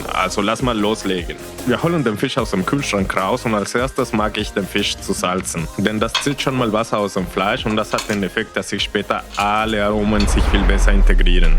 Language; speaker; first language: German; non-native, fluent; Spanish